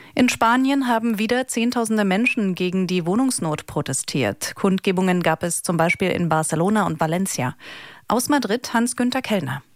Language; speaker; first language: German; native; German